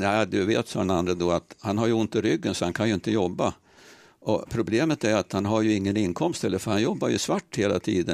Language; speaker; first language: Swedish; native; Swedish